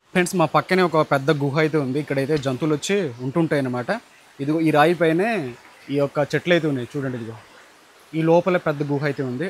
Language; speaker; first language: Telugu; non-native, local second language; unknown